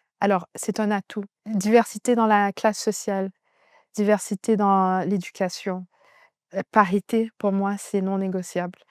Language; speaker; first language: French; native; French